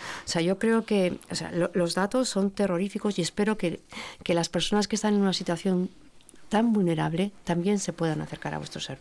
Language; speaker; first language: Spanish; native; Spanish